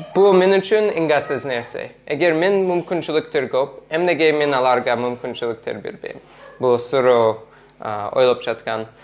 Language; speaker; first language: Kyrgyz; non-native, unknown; English